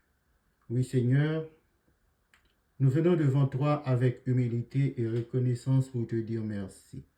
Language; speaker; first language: French; native; French